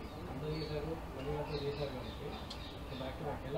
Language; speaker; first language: Telugu; native; Telugu